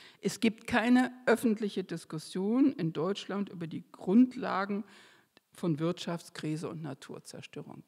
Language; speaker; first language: German; native; German